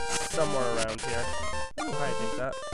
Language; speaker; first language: English; native; English